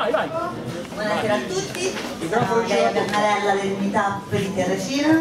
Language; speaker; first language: Italian; native; Italian